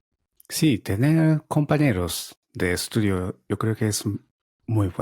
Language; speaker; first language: Spanish; non-native, learner; Japanese